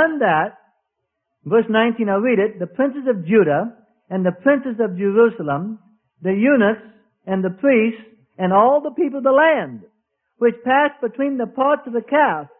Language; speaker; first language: English; native; English